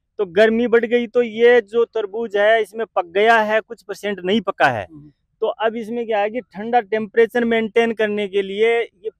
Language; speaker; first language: Hindi; native; Hindi